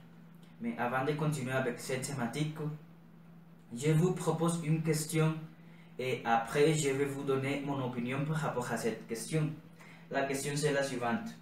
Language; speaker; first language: French; non-native, learner; Spanish